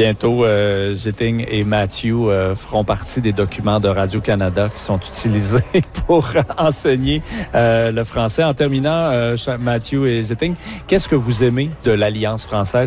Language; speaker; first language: French; native; French